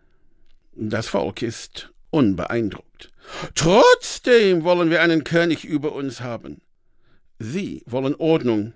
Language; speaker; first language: German; non-native, fluent; English